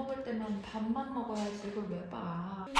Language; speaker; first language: Korean; native; Korean